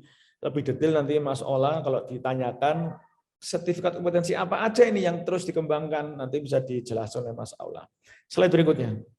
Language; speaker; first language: Indonesian; native; Indonesian